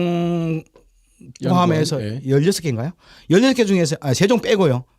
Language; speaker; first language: Korean; native; Korean